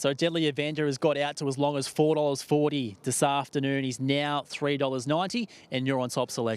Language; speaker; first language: English; native; English